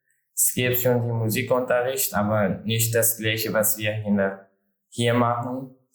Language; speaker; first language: German; non-native, learner; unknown